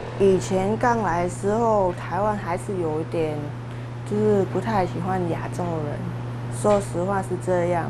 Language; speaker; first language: Chinese; non-native, fluent; Vietnamese